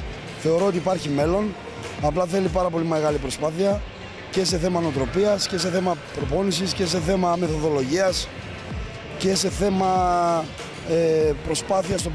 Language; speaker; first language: Greek; native; Greek